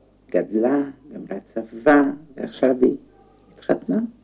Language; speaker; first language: Hebrew; non-native, fluent; Romanian